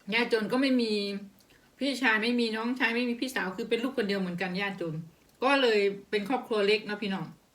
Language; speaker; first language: Thai; native; Thai